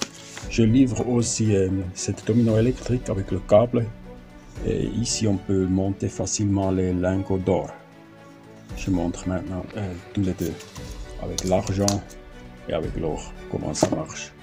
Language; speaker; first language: French; non-native, learner; German